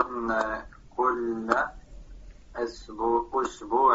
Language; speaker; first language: Arabic; non-native, learner; French